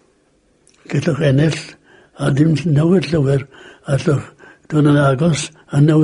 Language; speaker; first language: Welsh; native; Welsh